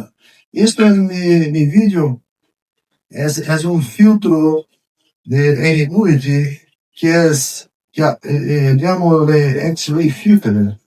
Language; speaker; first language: Spanish; non-native, fluent; Portuguese